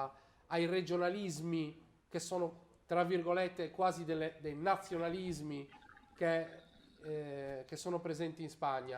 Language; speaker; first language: Italian; native; Italian